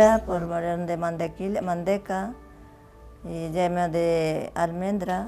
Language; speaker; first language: Spanish; non-native, learner; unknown